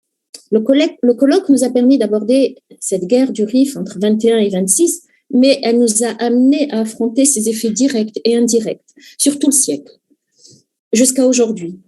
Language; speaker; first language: French; native; French